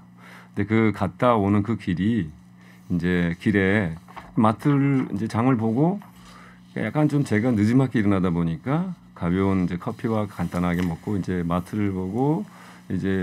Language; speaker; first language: Korean; native; Korean